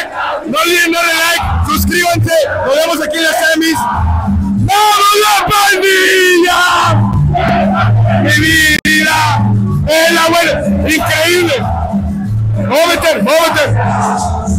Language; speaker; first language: Spanish; native; Spanish